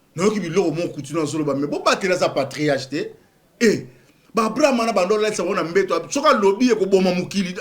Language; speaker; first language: Lingala; native; Lingala